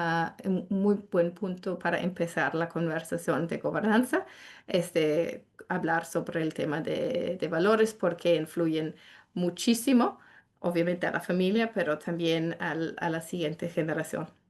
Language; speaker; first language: Spanish; non-native, fluent; English